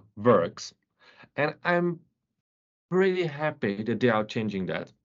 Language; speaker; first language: English; non-native, fluent; Czech